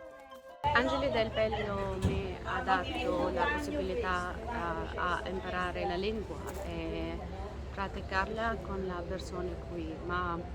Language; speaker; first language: Italian; non-native, learner; English